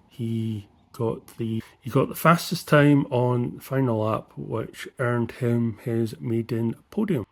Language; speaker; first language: English; native; English